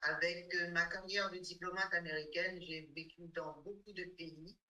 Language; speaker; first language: French; non-native, fluent; English